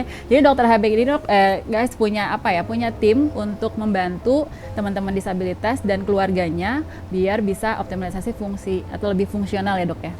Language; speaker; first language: Indonesian; native; Indonesian